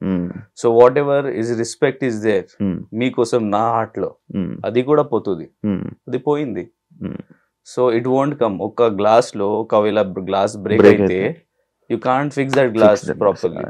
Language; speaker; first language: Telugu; non-native, learner; Hindi